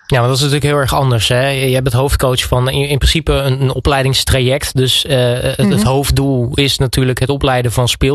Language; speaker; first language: Dutch; native; Dutch